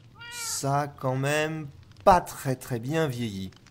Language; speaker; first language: French; native; French